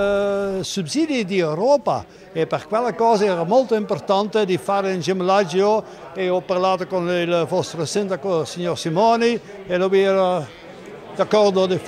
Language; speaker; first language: Italian; non-native, learner; Dutch